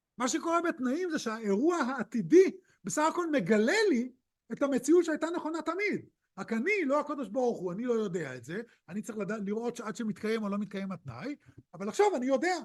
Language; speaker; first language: Hebrew; native; Hebrew